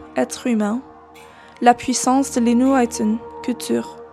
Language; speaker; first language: French; non-native, fluent; Dutch